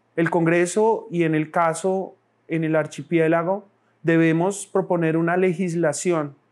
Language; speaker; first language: Spanish; native; Spanish